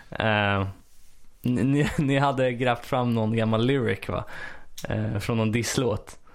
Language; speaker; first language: Swedish; native; Swedish